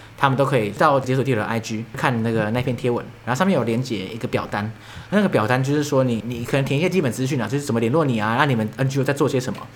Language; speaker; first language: Chinese; native; Chinese